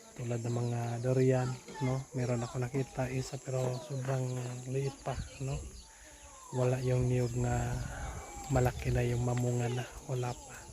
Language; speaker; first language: Filipino; non-native, local second language; Cebuano